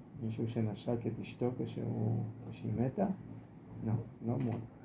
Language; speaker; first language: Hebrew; non-native, fluent; Spanish